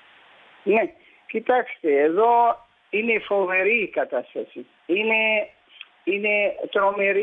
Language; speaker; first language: Greek; early bilingual, heritage; Greek